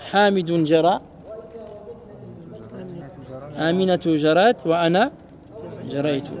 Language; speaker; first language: Arabic; non-native, fluent; French